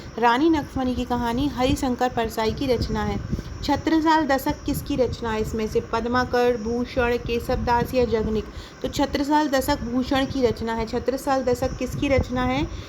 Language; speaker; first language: Hindi; native; Hindi